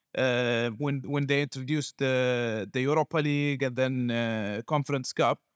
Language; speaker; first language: English; non-native, fluent; Arabic